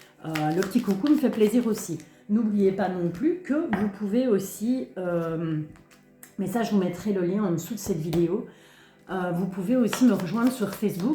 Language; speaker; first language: French; native; French